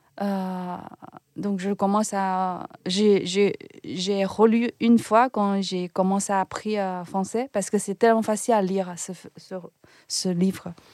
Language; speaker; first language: French; non-native, fluent; Chinese